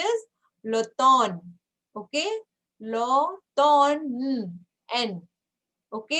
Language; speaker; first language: English; non-native, local second language; Hindi